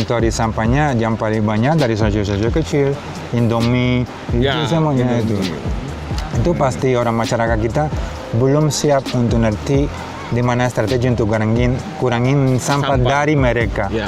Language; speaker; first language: Indonesian; non-native, fluent; Spanish